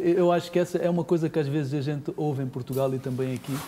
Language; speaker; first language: Portuguese; native; Portuguese